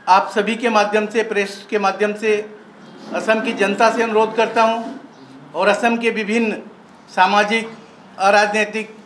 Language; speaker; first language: Hindi; non-native, local second language; Assamese